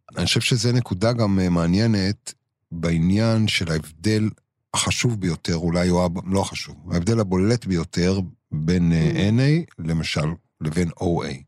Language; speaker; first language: Hebrew; native; Hebrew